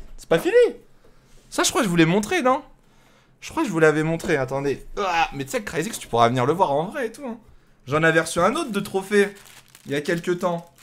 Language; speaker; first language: French; native; French